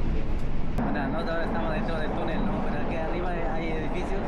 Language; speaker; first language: Spanish; non-native, local second language; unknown